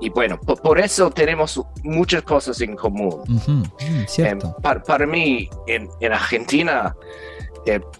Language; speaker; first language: Spanish; non-native, fluent; English